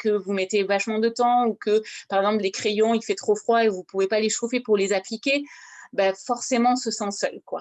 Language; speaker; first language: French; native; French